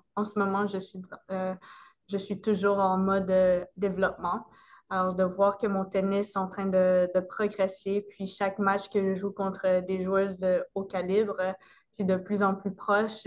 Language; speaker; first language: French; non-native, local second language; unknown